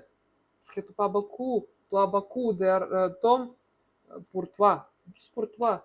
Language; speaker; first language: French; non-native, learner; Russian